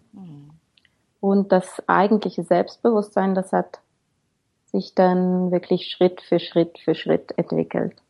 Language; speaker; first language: German; native; German